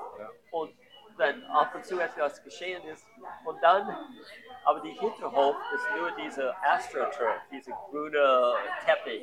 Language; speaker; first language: German; non-native, fluent; English